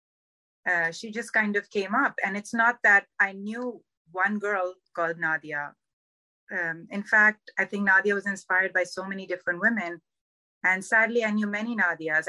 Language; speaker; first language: English; non-native, local second language; Urdu